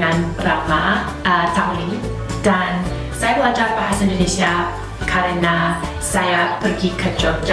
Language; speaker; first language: Indonesian; non-native, learner; English